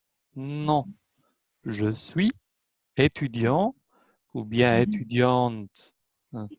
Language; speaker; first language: French; non-native, fluent; Albanian